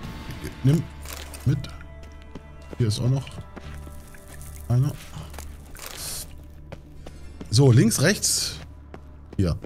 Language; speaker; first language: German; native; German